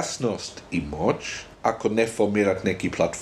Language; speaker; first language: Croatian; non-native, fluent; English